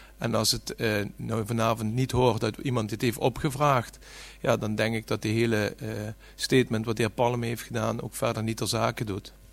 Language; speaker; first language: Dutch; native; Dutch